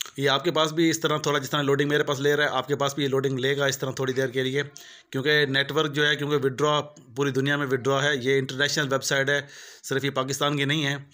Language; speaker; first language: Urdu; non-native, local second language; Punjabi